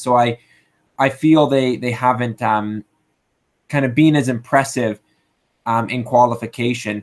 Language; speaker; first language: English; native; English